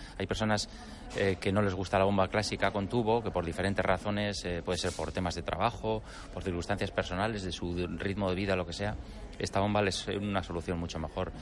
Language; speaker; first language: Spanish; native; Spanish